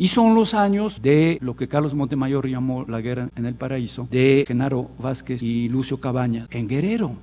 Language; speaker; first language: Spanish; non-native, fluent; French